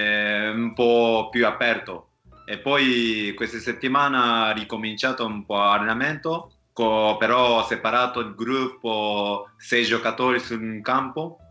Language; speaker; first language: Italian; non-native, fluent; Japanese